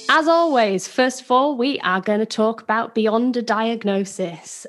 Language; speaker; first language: English; native; English